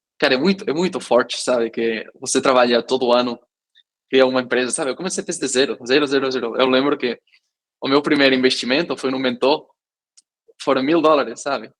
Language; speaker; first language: Portuguese; non-native, fluent; Catalan